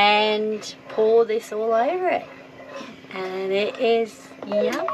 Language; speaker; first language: English; native; English